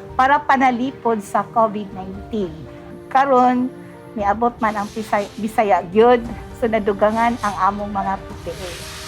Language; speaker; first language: Cebuano; native; Cebuano